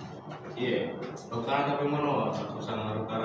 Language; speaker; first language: Japanese; non-native, learner; Indonesian